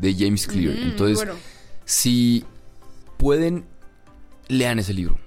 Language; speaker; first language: Spanish; native; Spanish